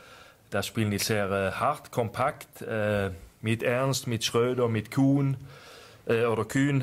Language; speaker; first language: German; non-native, fluent; Swedish